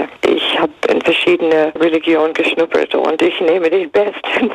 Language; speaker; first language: German; non-native, fluent; English